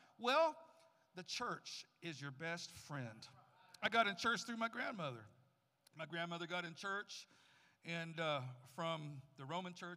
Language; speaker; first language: English; native; English